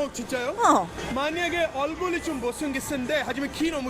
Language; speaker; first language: Korean; non-native, learner; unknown